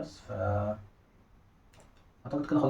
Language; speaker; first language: Arabic; native; Arabic